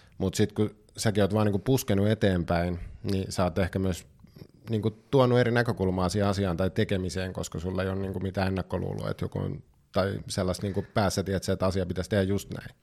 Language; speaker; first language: Finnish; native; Finnish